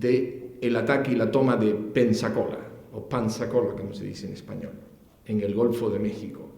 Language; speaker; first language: Spanish; native; Spanish